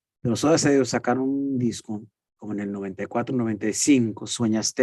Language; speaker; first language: Spanish; early bilingual, heritage; Spanish